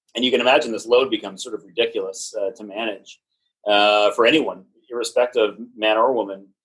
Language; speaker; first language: English; native; English